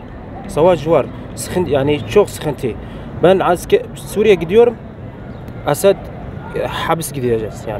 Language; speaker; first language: Turkish; non-native, learner; Arabic